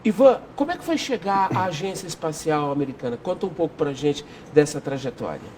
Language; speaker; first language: Portuguese; native; Portuguese